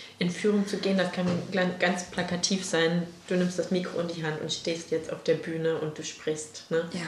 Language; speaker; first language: German; early bilingual, other home language; Russian